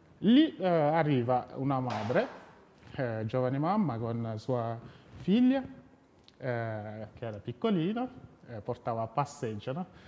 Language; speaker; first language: Italian; non-native, fluent; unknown